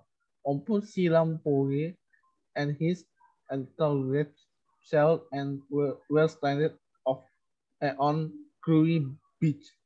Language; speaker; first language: English; non-native, learner; Indonesian